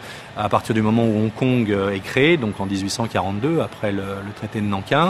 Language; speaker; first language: French; native; French